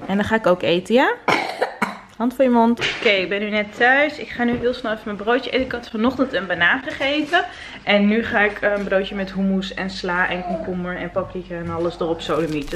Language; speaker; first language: Dutch; native; Dutch